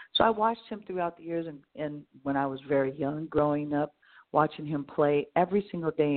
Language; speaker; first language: English; native; English